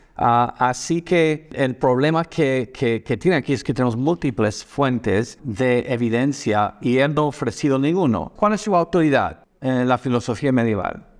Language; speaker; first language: Spanish; non-native, fluent; English